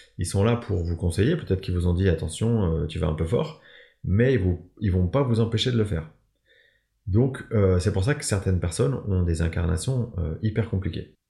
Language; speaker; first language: French; native; French